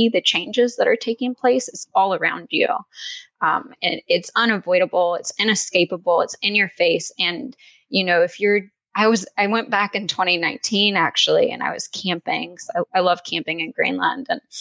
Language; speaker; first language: English; native; English